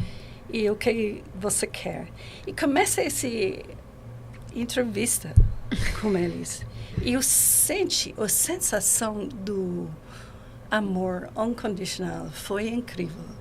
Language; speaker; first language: Portuguese; non-native, learner; English